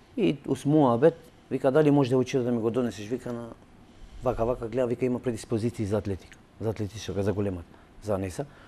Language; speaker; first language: Macedonian; non-native, local second language; Albanian